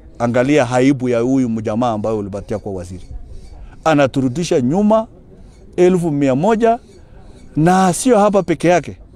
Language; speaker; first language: Swahili; non-native, local second language; Kalenjin